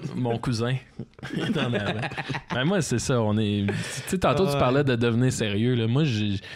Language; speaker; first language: French; native; French